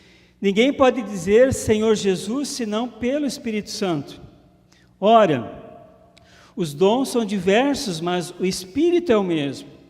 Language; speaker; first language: Portuguese; native; Portuguese